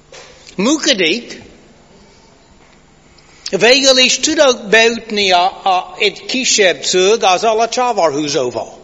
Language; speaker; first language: Hungarian; non-native, fluent; English